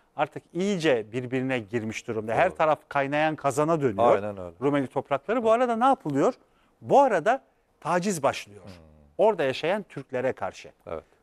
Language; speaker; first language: Turkish; native; Turkish